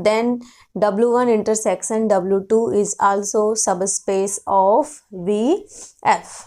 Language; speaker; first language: Hindi; native; Hindi